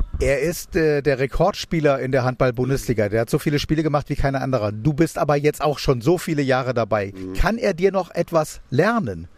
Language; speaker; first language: German; native; German